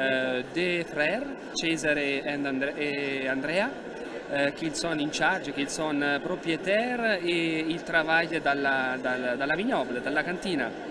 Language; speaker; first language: French; non-native, learner; Italian